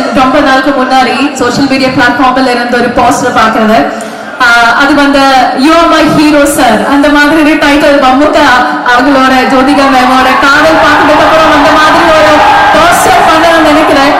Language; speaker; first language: Tamil; non-native, local second language; Malayalam